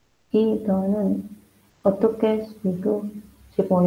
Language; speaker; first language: Korean; non-native, learner; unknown